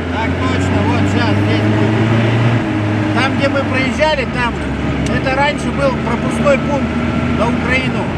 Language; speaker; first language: Russian; native; Russian